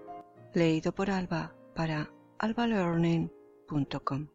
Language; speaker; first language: Spanish; native; Spanish